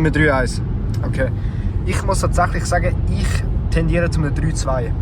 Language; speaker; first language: German; native; German